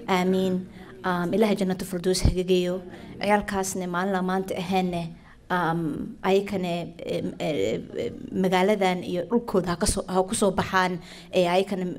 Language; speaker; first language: Somali; early bilingual, heritage; Somali